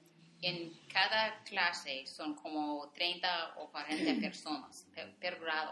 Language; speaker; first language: Spanish; non-native, fluent; English